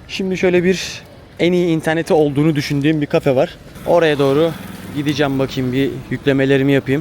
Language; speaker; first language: Turkish; native; Turkish